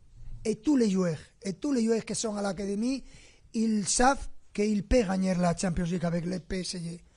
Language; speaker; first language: French; non-native, fluent; Spanish